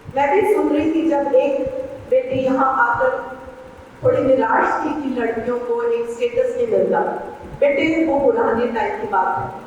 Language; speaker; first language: Hindi; non-native, local second language; Punjabi